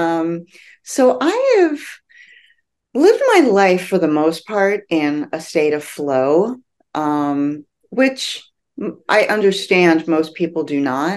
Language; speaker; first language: English; native; English